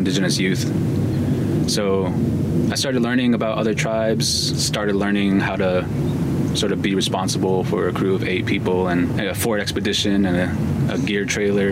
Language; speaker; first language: English; native; English